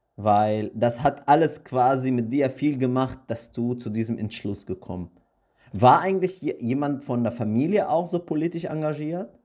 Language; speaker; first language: German; early bilingual, other home language; Arabic